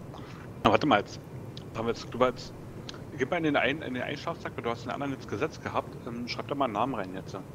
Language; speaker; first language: German; native; German